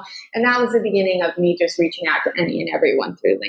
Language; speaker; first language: English; native; English